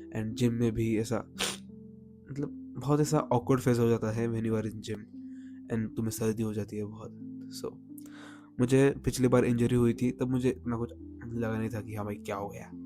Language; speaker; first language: Hindi; non-native, local second language; Marathi